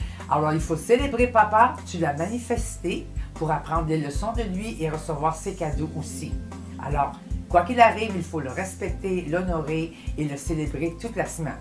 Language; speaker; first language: French; native; French